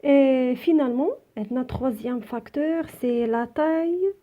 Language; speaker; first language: French; non-native, local second language; Arabic